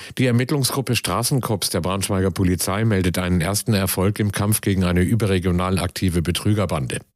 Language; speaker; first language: German; native; German